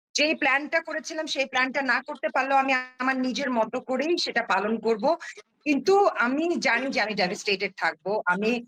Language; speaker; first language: Bangla; early bilingual, heritage; Bangla